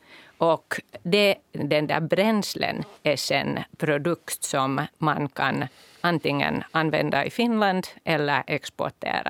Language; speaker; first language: Swedish; non-native, local second language; Finnish